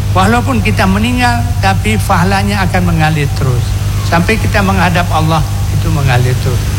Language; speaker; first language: Indonesian; non-native, local second language; Achinese